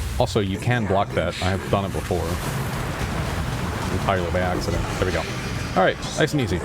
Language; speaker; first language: English; native; English